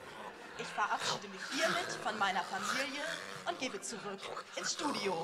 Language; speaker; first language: German; native; German